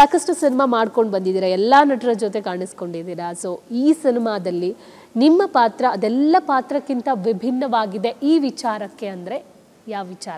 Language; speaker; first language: Kannada; native; Kannada